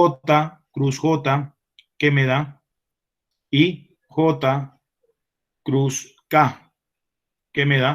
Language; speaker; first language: Spanish; native; Spanish